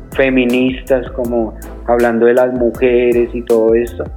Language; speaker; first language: Spanish; native; Spanish